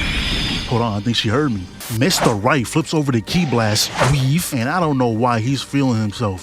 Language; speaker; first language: English; native; English